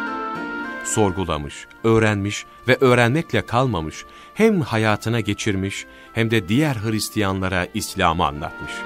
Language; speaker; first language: Turkish; native; Turkish